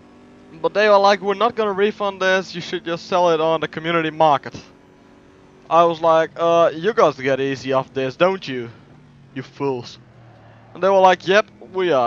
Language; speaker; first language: English; non-native, fluent; Dutch